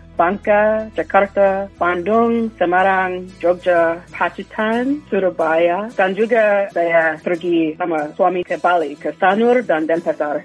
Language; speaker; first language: Indonesian; non-native, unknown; English